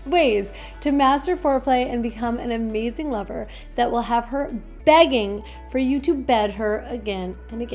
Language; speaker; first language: English; native; English